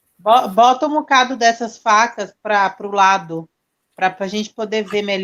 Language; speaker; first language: Portuguese; native; Portuguese